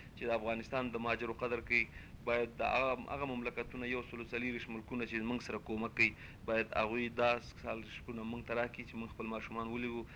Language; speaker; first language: Pashto; non-native, local second language; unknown